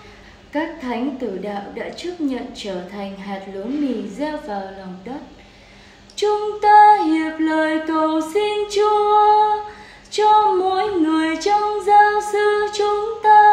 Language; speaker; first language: Vietnamese; native; Vietnamese